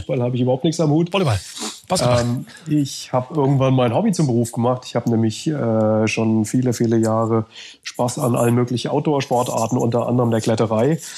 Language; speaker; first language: German; native; German